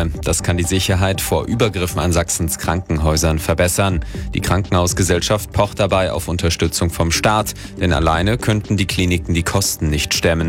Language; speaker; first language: German; native; German